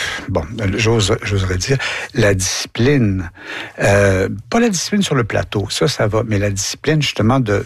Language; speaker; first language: French; native; French